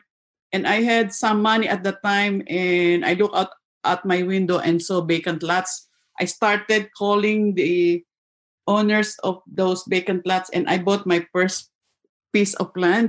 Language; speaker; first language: English; non-native, local second language; Filipino